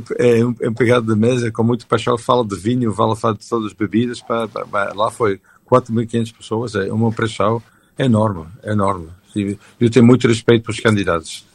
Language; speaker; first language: Portuguese; non-native, fluent; French